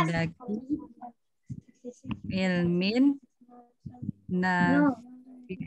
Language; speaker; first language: Arabic; non-native, learner; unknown